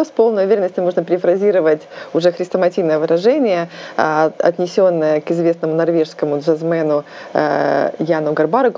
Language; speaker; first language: Russian; native; Russian